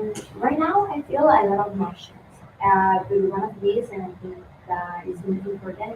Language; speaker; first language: English; non-native, learner; Spanish